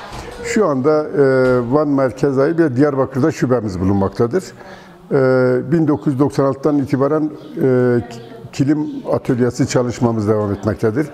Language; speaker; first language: Turkish; native; Turkish